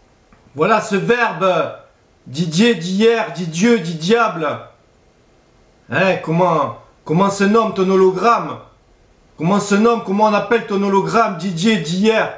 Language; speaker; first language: French; native; French